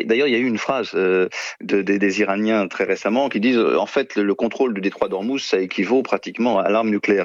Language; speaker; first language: French; native; French